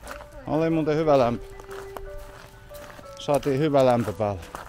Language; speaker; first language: Finnish; native; Finnish